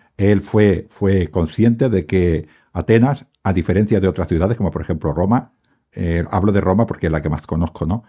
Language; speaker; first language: Spanish; native; Spanish